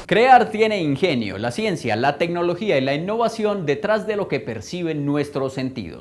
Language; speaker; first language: Spanish; native; Spanish